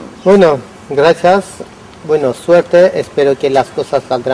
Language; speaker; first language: Spanish; non-native, fluent; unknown